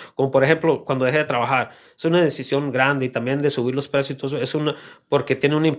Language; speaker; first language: Spanish; early bilingual, other home language; English